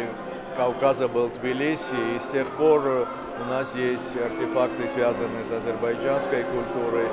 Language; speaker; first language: Russian; non-native, fluent; Georgian